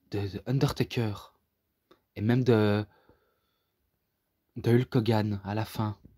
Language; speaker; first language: French; native; French